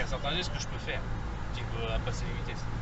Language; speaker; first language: French; native; French